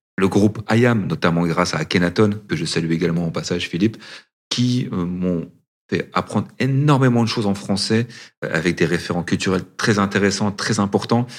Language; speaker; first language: French; early bilingual, other home language; Arabic